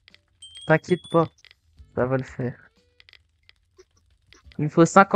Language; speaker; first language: French; native; French